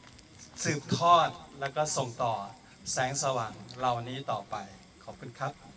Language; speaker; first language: Thai; native; Thai